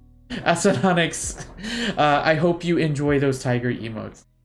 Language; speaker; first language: English; native; English